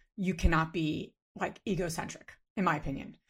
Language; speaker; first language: English; native; English